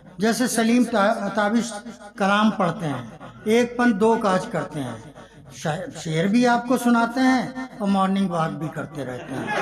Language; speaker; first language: Urdu; native; Urdu